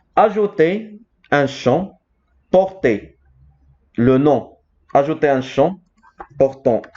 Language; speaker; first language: French; non-native, local second language; Arabic